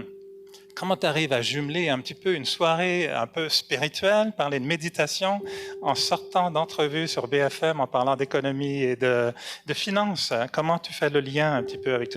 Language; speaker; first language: French; native; French